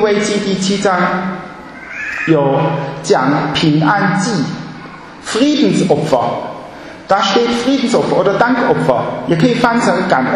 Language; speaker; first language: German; non-native, fluent; Chinese